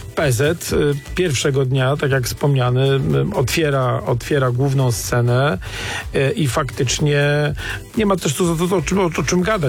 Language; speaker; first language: Polish; native; Polish